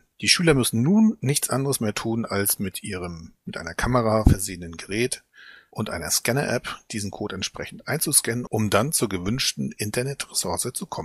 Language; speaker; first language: German; native; German